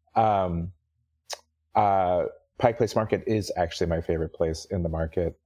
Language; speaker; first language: English; native; English